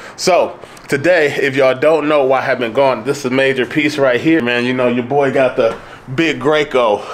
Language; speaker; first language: English; native; English